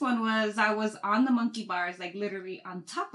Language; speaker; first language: English; native; English